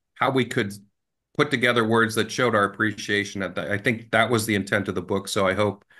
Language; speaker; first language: English; native; English